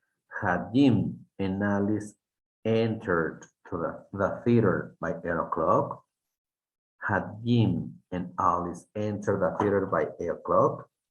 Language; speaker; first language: English; non-native, fluent; Spanish